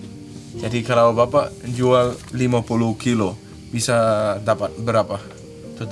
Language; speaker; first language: Indonesian; non-native, learner; Danish